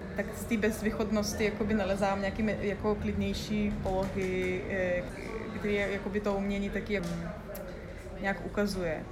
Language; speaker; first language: Czech; non-native, fluent; Lithuanian